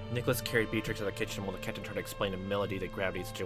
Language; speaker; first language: English; native; English